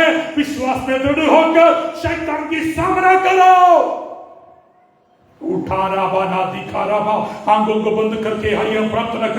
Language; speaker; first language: Hindi; non-native, local second language; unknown